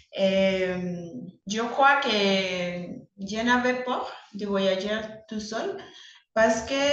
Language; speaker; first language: French; non-native, fluent; Spanish